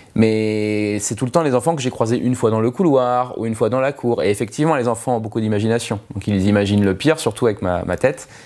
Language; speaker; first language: French; native; French